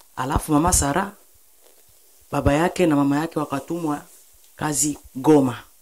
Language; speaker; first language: Swahili; native; Swahili